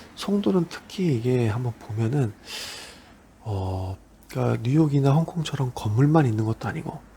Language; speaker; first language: Korean; native; Korean